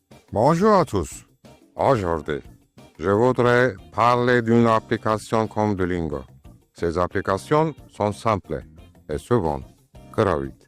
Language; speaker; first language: French; non-native, learner; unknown